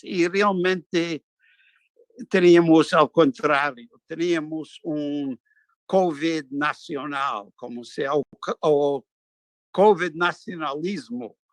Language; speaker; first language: Spanish; non-native, fluent; English